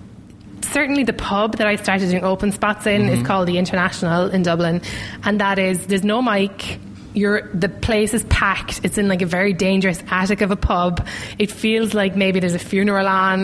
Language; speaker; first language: English; native; English